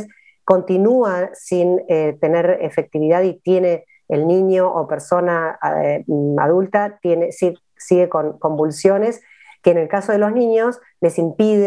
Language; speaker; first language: Spanish; native; Spanish